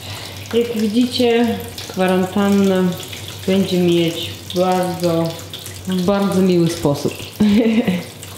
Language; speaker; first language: Polish; non-native, fluent; Russian